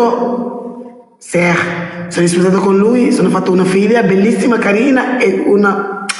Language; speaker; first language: Italian; non-native, learner; Wolof